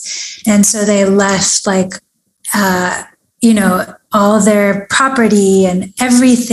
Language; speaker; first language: English; early bilingual, other home language; Persian